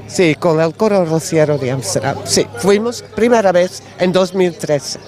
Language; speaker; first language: Spanish; non-native, learner; Dutch